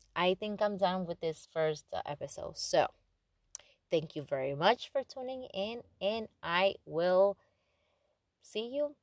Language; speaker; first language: English; non-native, fluent; Spanish